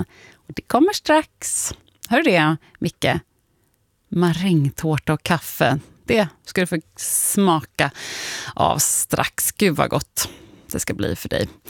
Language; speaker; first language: Swedish; native; Swedish